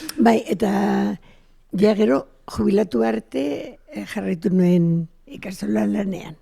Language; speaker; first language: Basque; non-native, local second language; Spanish